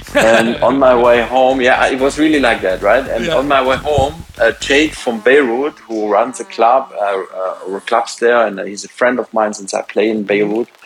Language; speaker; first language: English; non-native, fluent; German